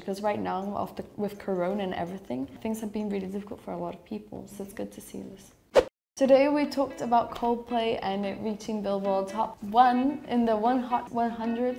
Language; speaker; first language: English; native; English